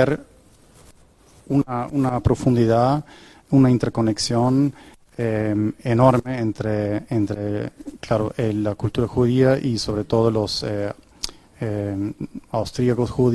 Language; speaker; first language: Spanish; non-native, fluent; German